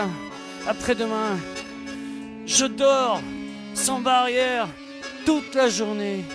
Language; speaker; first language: French; native; French